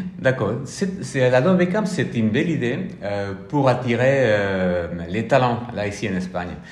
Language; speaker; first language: French; non-native, fluent; Spanish